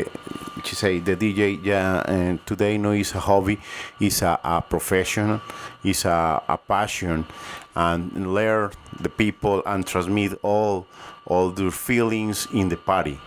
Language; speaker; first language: English; non-native, learner; Spanish